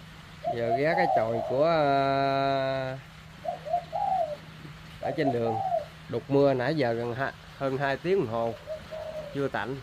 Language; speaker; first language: Vietnamese; native; Vietnamese